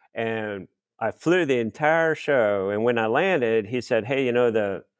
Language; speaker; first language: English; native; English